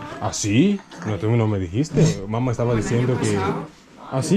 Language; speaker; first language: Spanish; non-native, learner; Swahili